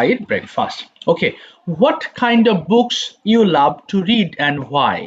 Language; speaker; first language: English; non-native, fluent; Bangla